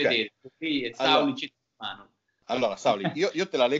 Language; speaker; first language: Italian; native; Italian